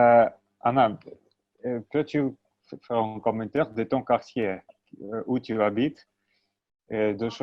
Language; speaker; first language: French; non-native, learner; Russian